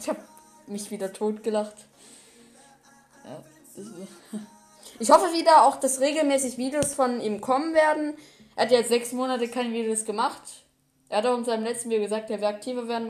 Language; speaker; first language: German; native; German